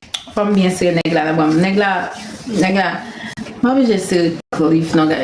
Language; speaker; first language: French; non-native, learner; Haitian Creole